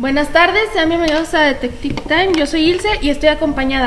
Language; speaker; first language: Spanish; native; Spanish